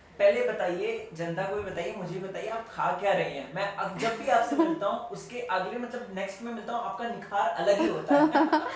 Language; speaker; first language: Hindi; native; Hindi